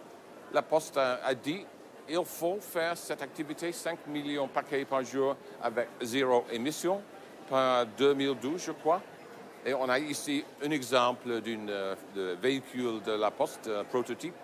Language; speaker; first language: French; non-native, fluent; English